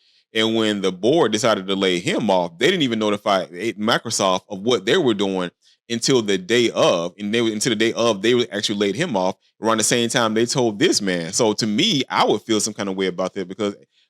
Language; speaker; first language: English; native; English